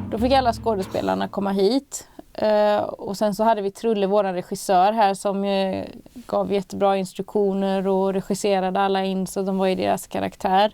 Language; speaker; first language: Swedish; native; Swedish